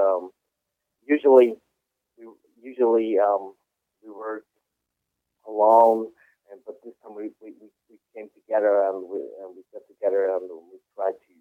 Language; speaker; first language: English; non-native, fluent; Swiss German